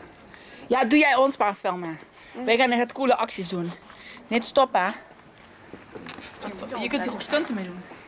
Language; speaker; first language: Dutch; native; Dutch